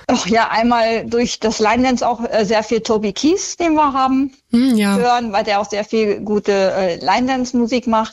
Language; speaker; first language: German; native; German